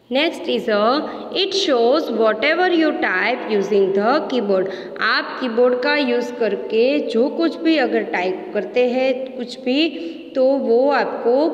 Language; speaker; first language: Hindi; non-native, local second language; Gujarati